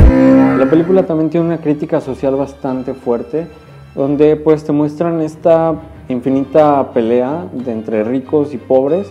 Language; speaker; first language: Spanish; native; Spanish